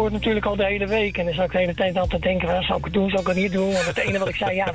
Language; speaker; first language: Dutch; native; Dutch